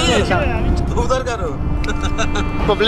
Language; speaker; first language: Hindi; non-native, fluent; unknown